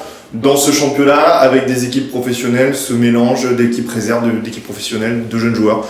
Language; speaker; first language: French; native; French